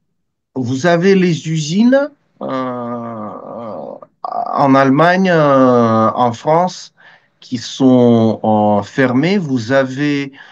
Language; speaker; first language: French; non-native, fluent; Russian